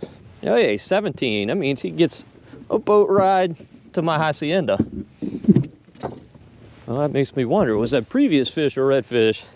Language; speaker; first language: English; native; English